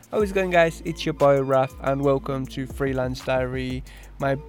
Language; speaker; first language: English; early bilingual, other home language; Polish